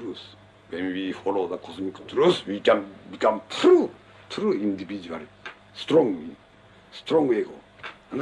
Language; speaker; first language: English; non-native, learner; Japanese